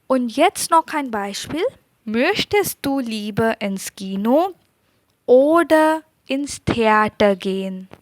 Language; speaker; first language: German; non-native, fluent; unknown